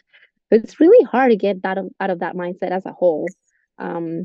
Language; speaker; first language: English; non-native, fluent; Spanish